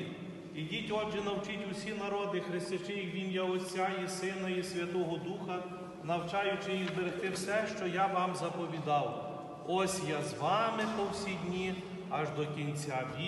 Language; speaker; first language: Ukrainian; native; Ukrainian